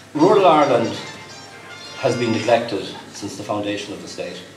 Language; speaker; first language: English; native; English